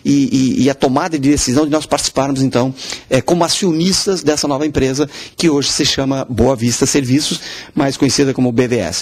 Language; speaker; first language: Portuguese; native; Portuguese